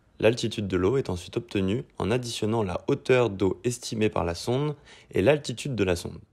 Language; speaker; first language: French; native; French